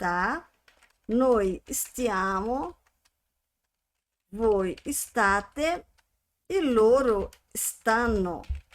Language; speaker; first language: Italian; non-native, fluent; Portuguese